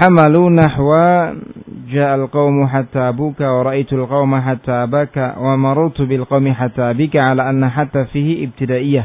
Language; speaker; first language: Arabic; non-native, fluent; Indonesian